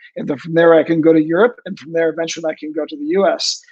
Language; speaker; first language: English; native; English